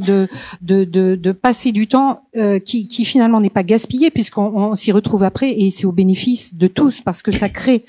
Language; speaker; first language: French; native; French